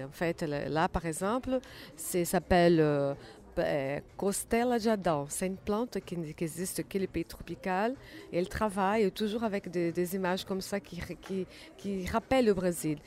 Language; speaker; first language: French; non-native, learner; Portuguese